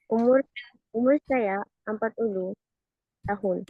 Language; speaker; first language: Indonesian; non-native, learner; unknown